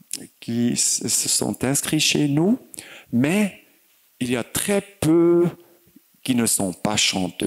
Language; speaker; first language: French; non-native, fluent; German